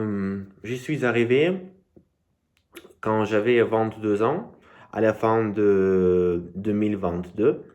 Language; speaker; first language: French; non-native, learner; Russian